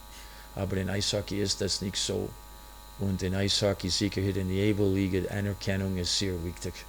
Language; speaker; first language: German; non-native, fluent; English